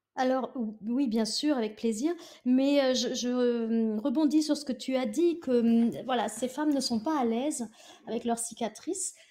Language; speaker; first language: French; non-native, fluent; German